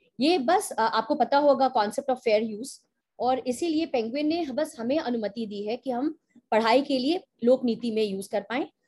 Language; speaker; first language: Hindi; native; Hindi